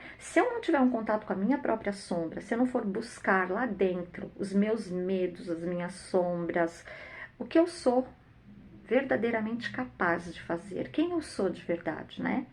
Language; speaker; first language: Portuguese; native; Portuguese